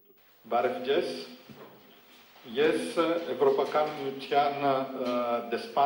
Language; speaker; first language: Armenian; non-native, learner; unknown